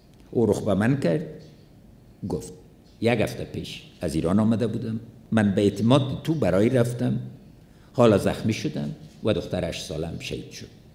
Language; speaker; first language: Persian; non-native, local second language; Pashto